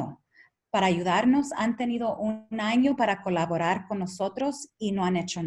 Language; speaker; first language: Spanish; early bilingual, heritage; Spanish